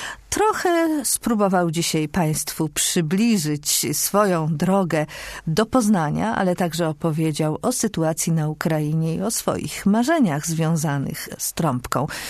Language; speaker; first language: Polish; native; Polish